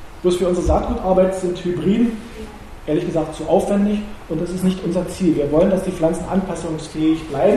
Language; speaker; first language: German; native; German